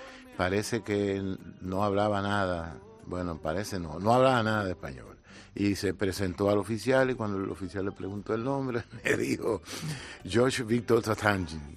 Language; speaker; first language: Spanish; native; Spanish